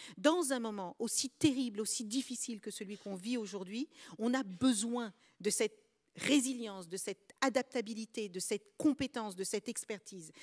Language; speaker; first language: French; early bilingual, other home language; Kabuverdianu